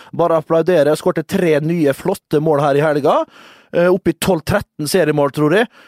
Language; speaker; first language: Norwegian; native; Norwegian